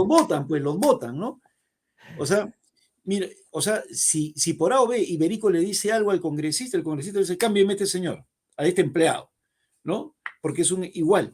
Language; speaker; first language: Spanish; native; Spanish